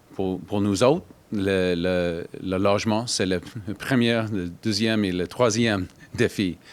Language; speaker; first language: French; non-native, learner; English